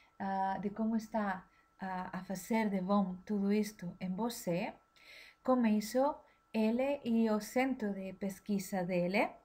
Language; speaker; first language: Portuguese; non-native, learner; Spanish